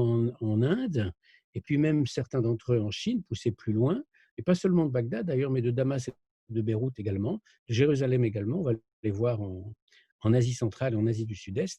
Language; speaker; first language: French; native; French